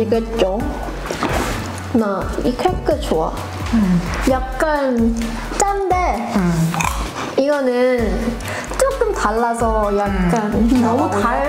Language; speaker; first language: Korean; non-native, fluent; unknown